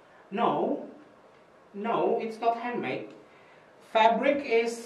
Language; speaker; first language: English; non-native, fluent; Indonesian